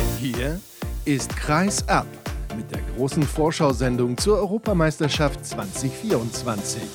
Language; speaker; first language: German; native; German